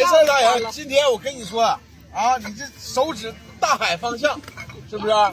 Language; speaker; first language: Chinese; native; Chinese